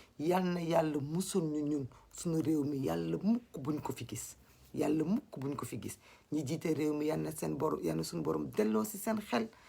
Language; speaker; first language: Wolof; non-native, local second language; Fula